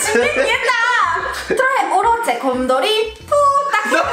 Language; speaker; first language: Polish; non-native, learner; Korean